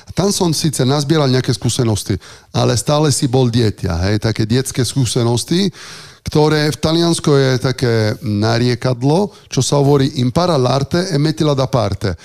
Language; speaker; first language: Slovak; non-native, fluent; Italian